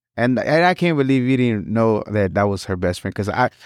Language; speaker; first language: English; early bilingual, other home language; Spanish